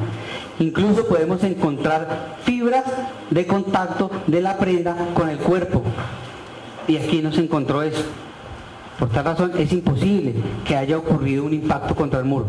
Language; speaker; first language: Spanish; native; Spanish